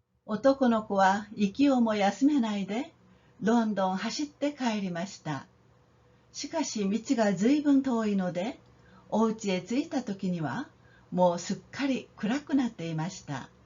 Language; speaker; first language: Japanese; non-native, fluent; Korean